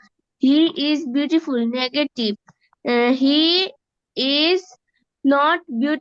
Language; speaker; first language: English; non-native, learner; Bangla